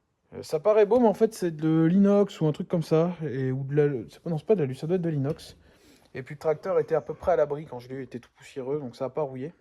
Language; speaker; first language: French; native; French